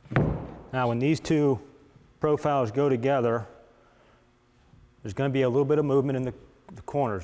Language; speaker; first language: English; native; English